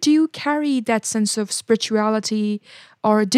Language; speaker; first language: English; non-native, local second language; Hindi